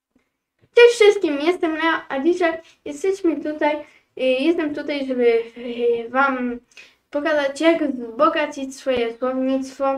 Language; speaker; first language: Polish; early bilingual, heritage; Polish